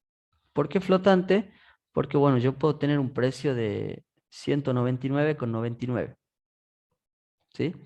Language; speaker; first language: Spanish; native; Spanish